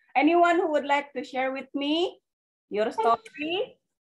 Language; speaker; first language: English; non-native, fluent; Indonesian